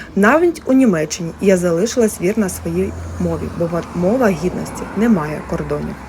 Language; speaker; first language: Ukrainian; native; Ukrainian